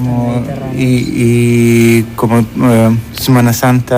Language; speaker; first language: Spanish; non-native, learner; Russian